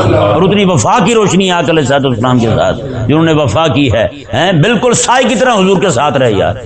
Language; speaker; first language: Urdu; native; Urdu